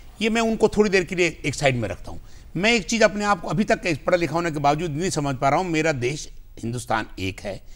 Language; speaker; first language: Hindi; native; Hindi